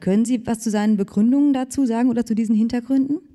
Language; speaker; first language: German; native; German